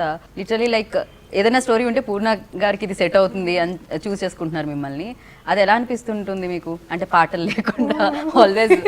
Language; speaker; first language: Telugu; native; Telugu